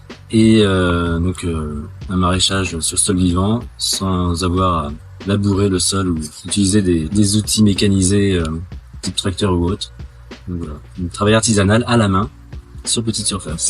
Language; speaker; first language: French; native; French